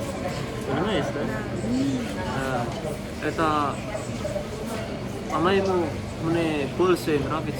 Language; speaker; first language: Russian; non-native, learner; Indonesian